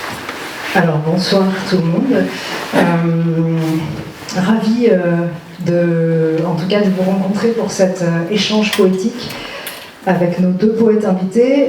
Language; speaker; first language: French; native; French